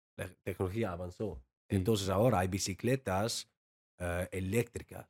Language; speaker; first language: Spanish; non-native, learner; Dutch